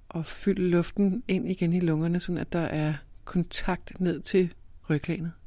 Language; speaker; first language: Danish; native; Danish